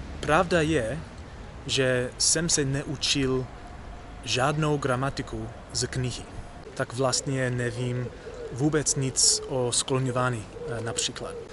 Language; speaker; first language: Czech; non-native, learner; English